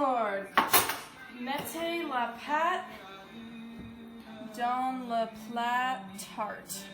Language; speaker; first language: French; non-native, learner; English